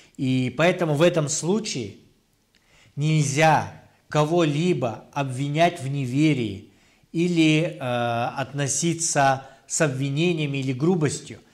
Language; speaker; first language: Russian; non-native, local second language; Kyrgyz